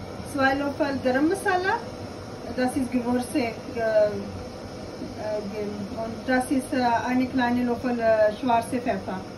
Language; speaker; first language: German; non-native, learner; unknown